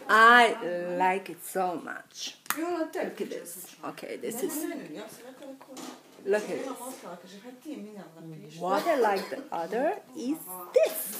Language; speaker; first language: English; non-native, learner; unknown